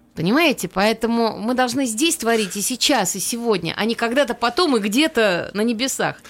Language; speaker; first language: Russian; native; Russian